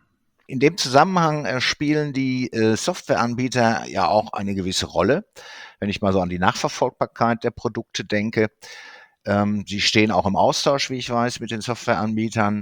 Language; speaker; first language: German; native; German